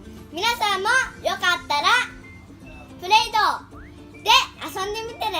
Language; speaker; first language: Japanese; early bilingual, heritage; Japanese